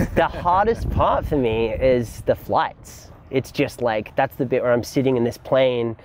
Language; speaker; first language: English; native; English